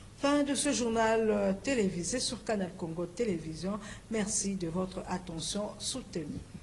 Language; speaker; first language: French; non-native, local second language; Lingala